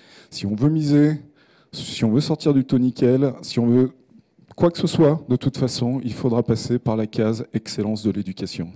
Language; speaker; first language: French; native; French